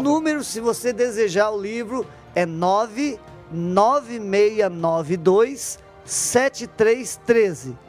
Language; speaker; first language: Portuguese; native; Portuguese